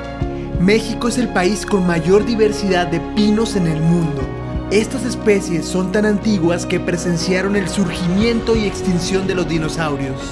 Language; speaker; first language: Spanish; native; Spanish